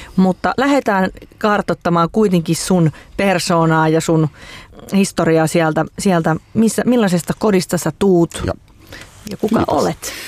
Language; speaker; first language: Finnish; native; Finnish